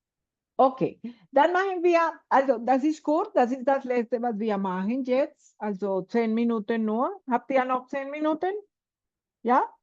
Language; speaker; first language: German; non-native, fluent; Spanish